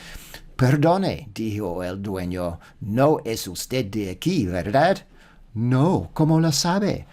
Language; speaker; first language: Spanish; non-native, learner; English